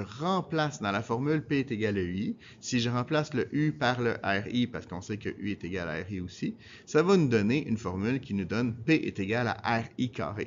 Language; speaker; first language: French; native; French